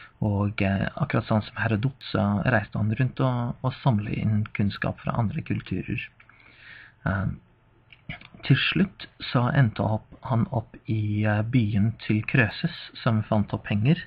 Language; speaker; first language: Norwegian; non-native, fluent; English